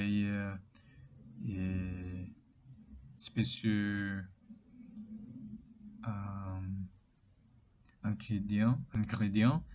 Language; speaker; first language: French; non-native, learner; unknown